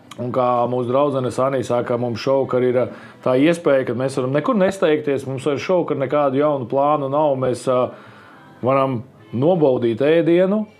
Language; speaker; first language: Latvian; native; Latvian